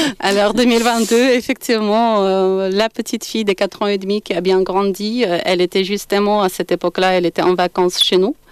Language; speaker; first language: French; non-native, fluent; Ukrainian